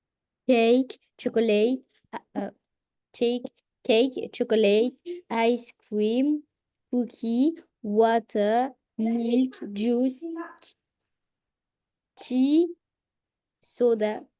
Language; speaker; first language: English; non-native, learner; French